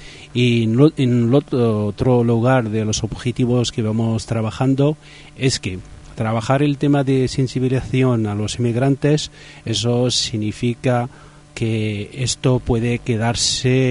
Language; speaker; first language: Spanish; non-native, fluent; Riffian